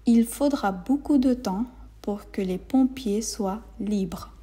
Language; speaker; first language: French; non-native, fluent; Bangla